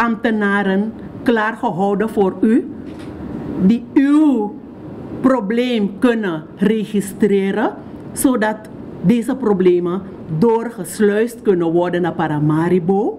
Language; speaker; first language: Dutch; non-native, local second language; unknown